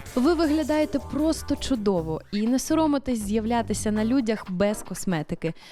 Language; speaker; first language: Ukrainian; native; Ukrainian